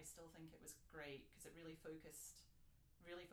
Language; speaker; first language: English; native; English